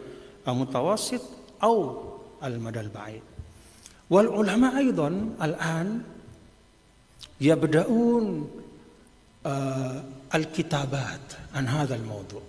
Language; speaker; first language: Arabic; non-native, fluent; Sasak